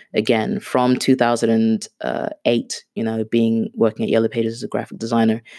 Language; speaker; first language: English; non-native, local second language; Swahili